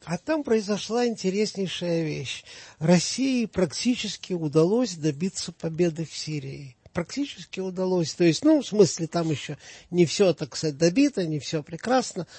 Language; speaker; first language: Russian; native; Russian